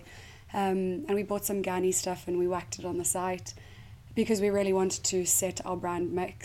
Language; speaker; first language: English; native; English